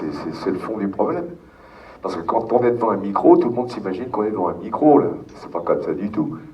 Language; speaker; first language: French; native; French